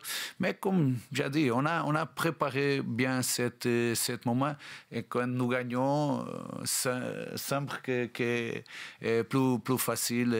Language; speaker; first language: French; non-native, learner; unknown